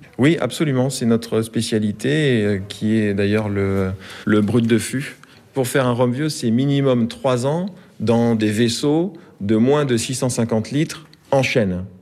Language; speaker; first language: French; native; French